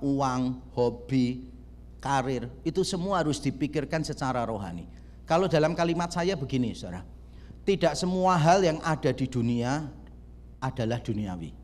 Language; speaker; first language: Indonesian; native; Indonesian